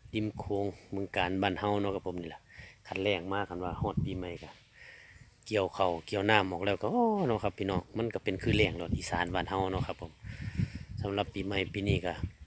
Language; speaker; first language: Thai; native; Thai